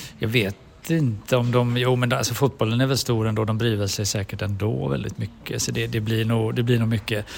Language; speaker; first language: Swedish; native; Swedish